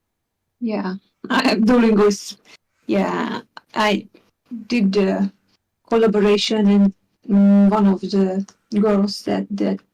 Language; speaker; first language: English; non-native, learner; Hungarian